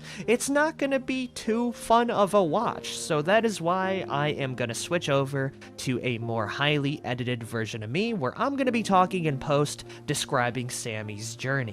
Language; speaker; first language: English; native; English